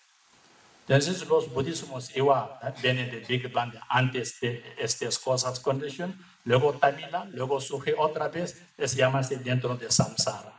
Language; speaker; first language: Spanish; non-native, learner; Tibetan